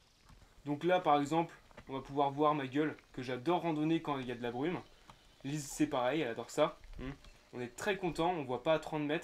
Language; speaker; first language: French; native; French